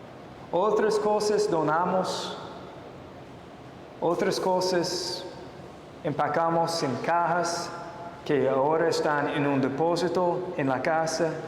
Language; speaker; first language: Spanish; non-native, fluent; English